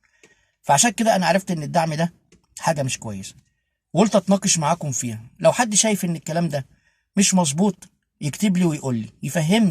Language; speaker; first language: Arabic; native; Arabic